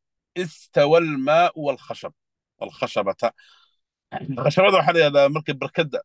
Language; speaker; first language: Arabic; non-native, local second language; Somali